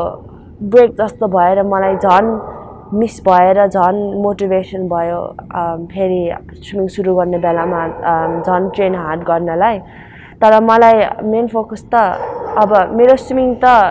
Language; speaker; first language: Nepali; early bilingual, heritage; Nepali